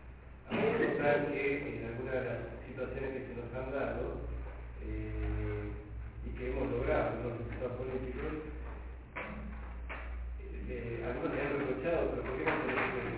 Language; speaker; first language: Spanish; native; Spanish